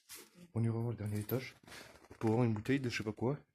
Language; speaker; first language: French; native; French